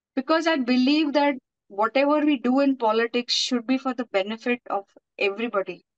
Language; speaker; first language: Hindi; non-native, local second language; Marathi